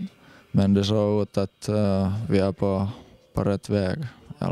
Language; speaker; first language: Swedish; non-native, learner; Finnish